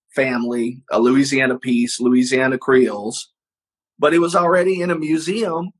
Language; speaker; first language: English; native; English